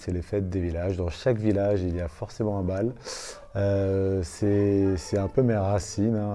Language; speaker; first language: French; early bilingual, other home language; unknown